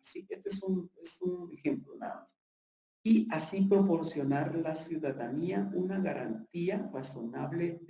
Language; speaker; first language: Spanish; native; Spanish